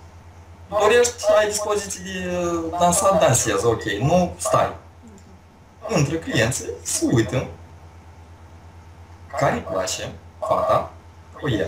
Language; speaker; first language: Romanian; non-native, local second language; Russian